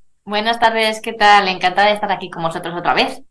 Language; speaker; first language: Spanish; native; Spanish